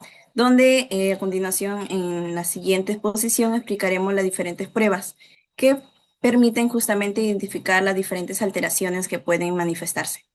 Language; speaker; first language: Spanish; native; Spanish